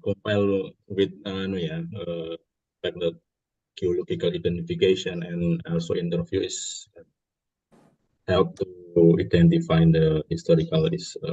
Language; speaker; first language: English; non-native, learner; Indonesian